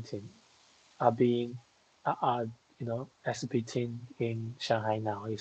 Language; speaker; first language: English; non-native, fluent; Chinese